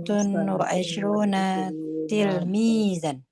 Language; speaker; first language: Arabic; non-native, learner; Indonesian